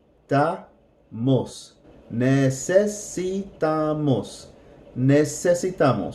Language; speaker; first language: Spanish; non-native, fluent; English